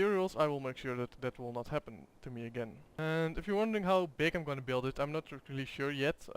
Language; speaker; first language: English; non-native, fluent; Dutch